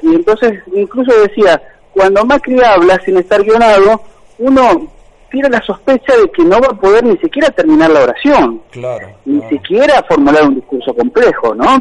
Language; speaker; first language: Spanish; native; Spanish